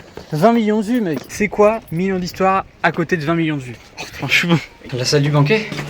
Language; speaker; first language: French; native; French